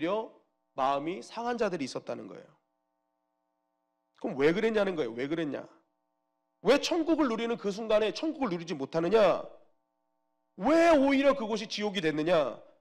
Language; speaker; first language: Korean; native; Korean